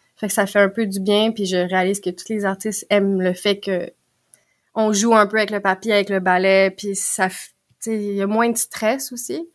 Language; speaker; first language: French; native; French